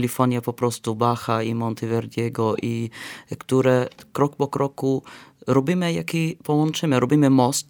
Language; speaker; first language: Polish; non-native, fluent; Arabic